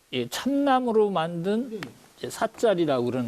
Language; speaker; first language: Korean; native; Korean